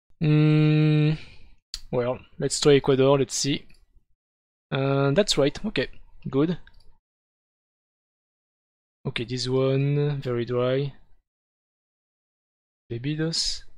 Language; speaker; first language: English; non-native, learner; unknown